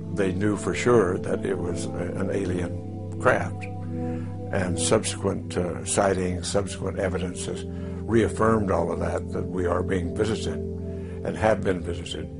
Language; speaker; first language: English; native; English